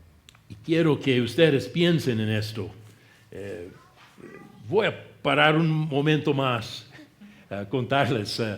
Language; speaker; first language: Spanish; non-native, fluent; English